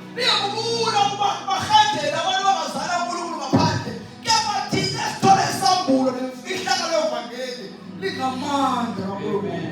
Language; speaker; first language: Zulu; non-native, local second language; Xhosa